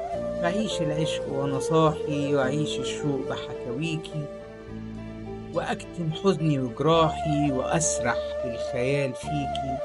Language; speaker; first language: Arabic; native; Arabic